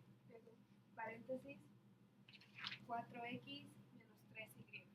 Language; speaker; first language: Spanish; non-native, learner; English